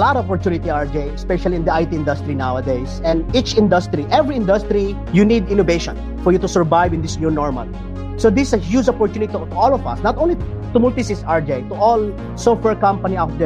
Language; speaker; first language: English; non-native, local second language; Iloko